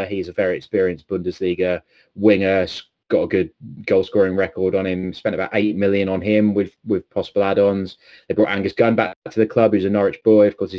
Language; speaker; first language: English; native; English